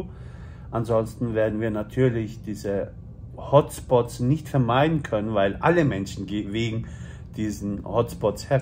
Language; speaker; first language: German; early bilingual, other home language; Turkish